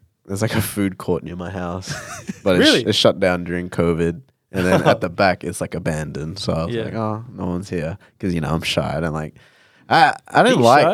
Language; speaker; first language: English; native; English